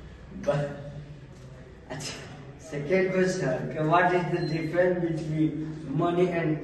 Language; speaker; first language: English; non-native, learner; Hindi